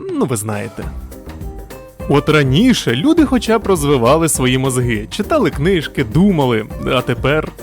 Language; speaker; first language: Ukrainian; native; Ukrainian